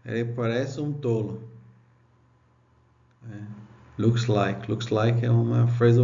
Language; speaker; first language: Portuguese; non-native, learner; English